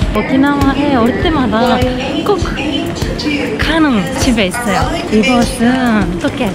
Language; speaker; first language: Korean; non-native, learner; Japanese